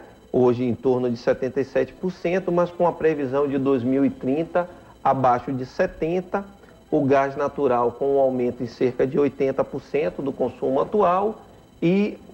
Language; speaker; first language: Portuguese; native; Portuguese